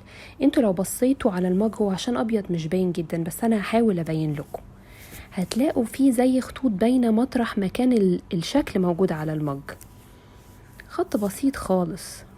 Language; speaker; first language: Arabic; native; Arabic